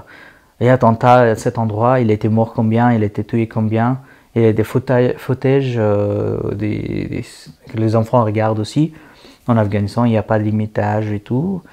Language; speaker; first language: French; non-native, learner; Persian